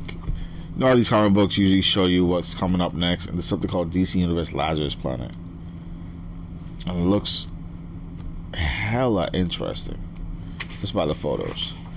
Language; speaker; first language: English; native; English